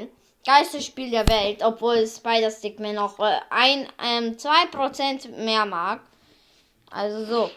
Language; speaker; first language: German; early bilingual, other home language; Hungarian